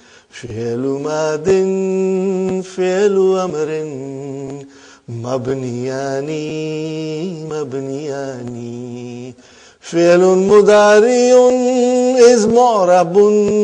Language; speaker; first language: Arabic; non-native, learner; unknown